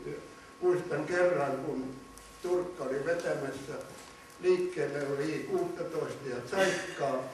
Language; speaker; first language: Finnish; native; Finnish